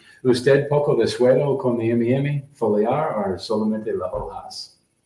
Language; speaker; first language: Spanish; non-native, learner; English